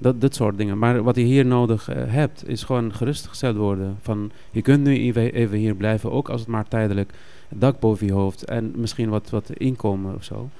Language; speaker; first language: Dutch; non-native, fluent; Arabic